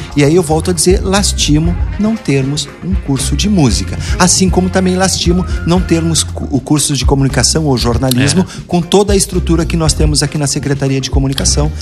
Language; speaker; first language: Portuguese; native; Portuguese